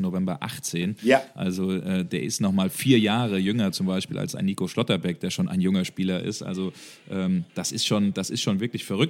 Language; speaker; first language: German; native; German